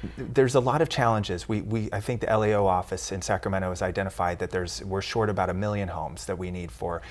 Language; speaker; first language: English; native; English